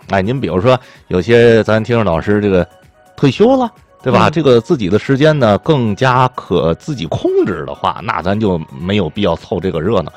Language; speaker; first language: Chinese; native; Chinese